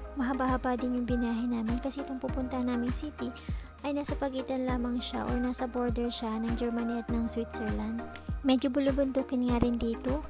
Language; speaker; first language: Filipino; native; Filipino